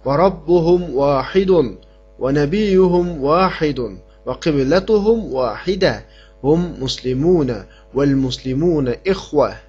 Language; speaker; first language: Arabic; non-native, fluent; Uyghur